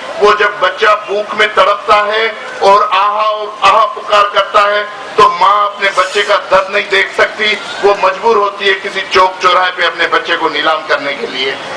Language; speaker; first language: Urdu; non-native, local second language; Sindhi